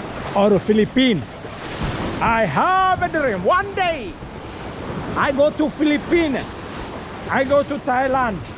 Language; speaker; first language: English; non-native, learner; Amharic